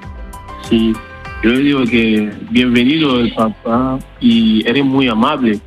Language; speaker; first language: Spanish; non-native, learner; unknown